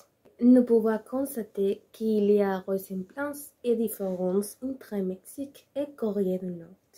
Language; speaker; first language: French; non-native, learner; Spanish